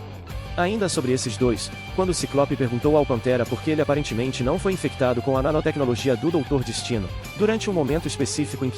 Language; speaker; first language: Portuguese; native; Portuguese